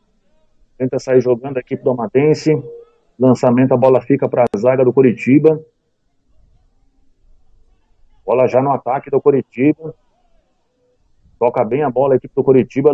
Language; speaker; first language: Portuguese; native; Portuguese